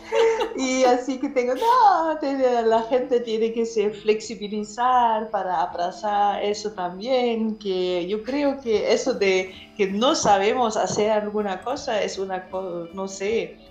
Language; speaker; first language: Spanish; non-native, fluent; German